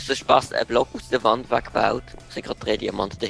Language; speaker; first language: German; native; German